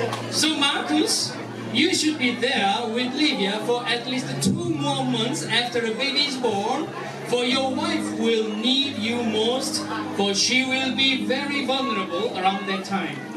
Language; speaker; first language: English; non-native, fluent; Korean